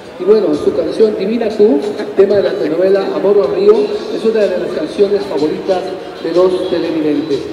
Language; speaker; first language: Spanish; native; Spanish